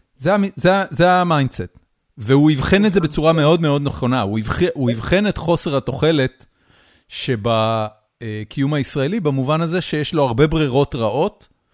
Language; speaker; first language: Hebrew; native; Hebrew